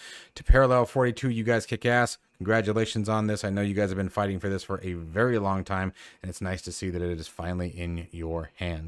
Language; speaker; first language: English; native; English